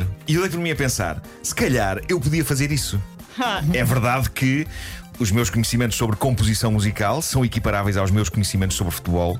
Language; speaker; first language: Portuguese; native; Portuguese